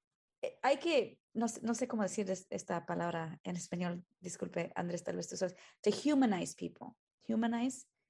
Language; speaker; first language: Spanish; early bilingual, heritage; Spanish